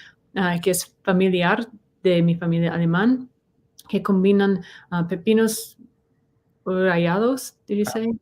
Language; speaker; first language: Spanish; non-native, fluent; English